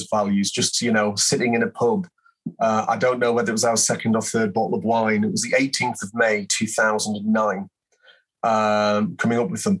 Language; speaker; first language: English; native; English